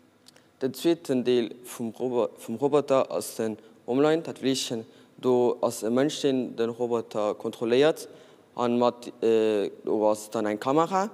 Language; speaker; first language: German; non-native, learner; Portuguese